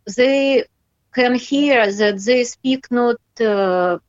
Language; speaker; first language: English; non-native, learner; Russian